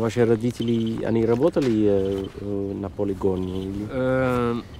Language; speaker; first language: Russian; non-native, learner; Dutch